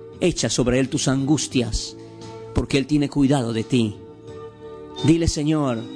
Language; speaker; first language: Spanish; native; Spanish